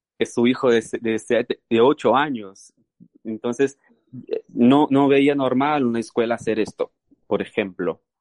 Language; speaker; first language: Spanish; non-native, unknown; Portuguese